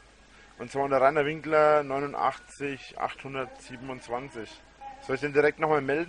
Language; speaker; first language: German; native; German